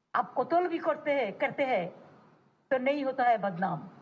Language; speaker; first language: Hindi; non-native, local second language; Bangla